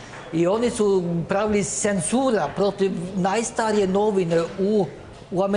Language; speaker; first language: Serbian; non-native, learner; Norwegian